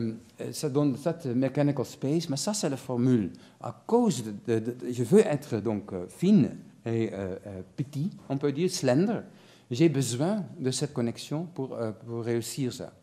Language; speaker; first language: French; non-native, fluent; Dutch